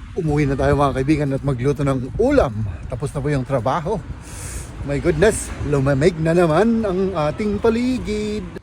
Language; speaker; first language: Filipino; native; Filipino